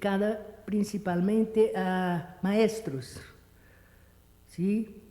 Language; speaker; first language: Spanish; non-native, fluent; Portuguese